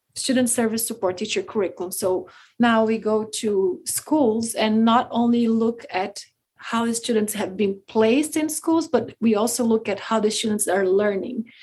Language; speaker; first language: English; non-native, fluent; Portuguese